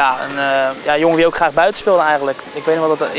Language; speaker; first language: Dutch; native; Dutch